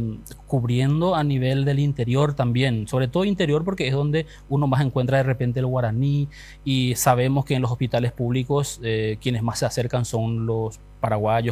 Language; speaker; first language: Spanish; non-native, local second language; Guarani